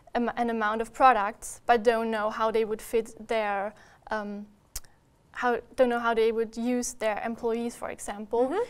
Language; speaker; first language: English; non-native, fluent; German